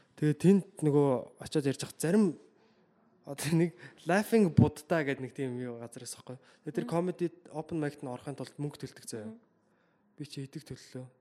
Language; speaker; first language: Mongolian; native; Mongolian